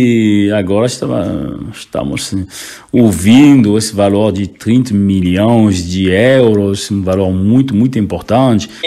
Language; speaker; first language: Portuguese; non-native, fluent; French